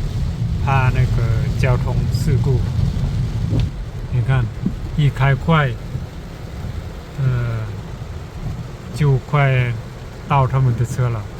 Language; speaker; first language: Chinese; non-native, fluent; Lao